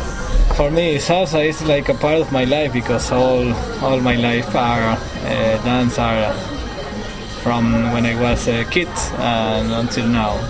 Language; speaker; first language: English; non-native, learner; Spanish